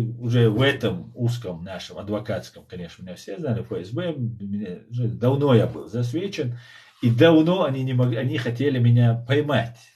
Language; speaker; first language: Russian; non-native, local second language; Chechen